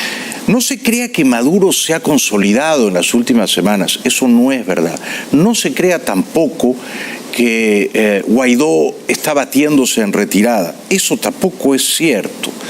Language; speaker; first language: Spanish; native; Spanish